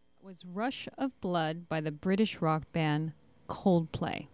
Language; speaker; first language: English; native; English